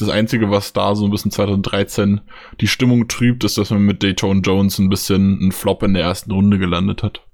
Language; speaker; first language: German; native; German